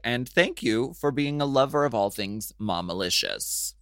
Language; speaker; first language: English; native; English